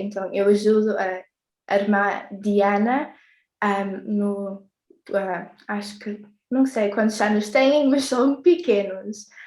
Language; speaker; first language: Portuguese; early bilingual, heritage; English